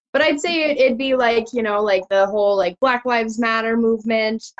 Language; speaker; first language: English; native; English